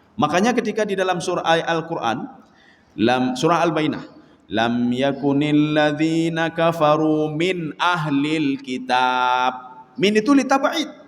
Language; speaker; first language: Malay; non-native, local second language; Achinese